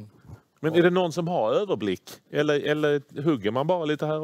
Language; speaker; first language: Swedish; native; Swedish